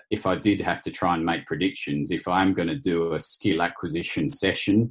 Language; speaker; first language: English; native; English